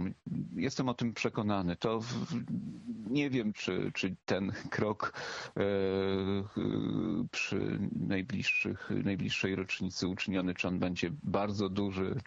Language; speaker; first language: Polish; native; Polish